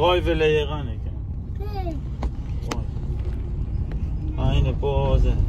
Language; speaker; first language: Hebrew; native; Hebrew